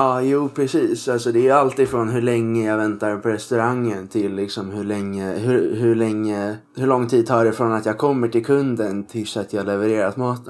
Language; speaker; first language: Swedish; native; Swedish